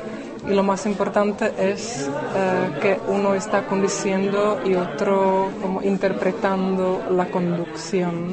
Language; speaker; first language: Spanish; non-native, fluent; Czech